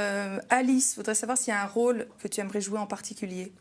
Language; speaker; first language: French; native; French